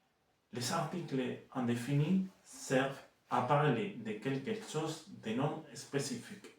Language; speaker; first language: French; non-native, fluent; Spanish